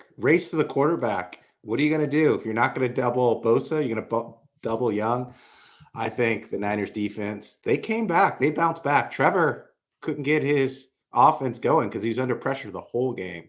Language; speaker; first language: English; native; English